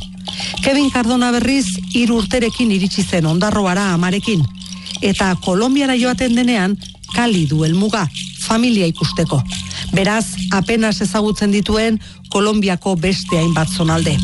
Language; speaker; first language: Basque; native; Basque